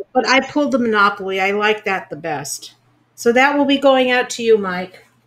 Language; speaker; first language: English; native; English